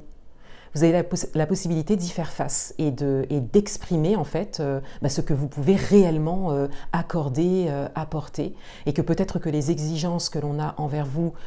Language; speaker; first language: French; native; French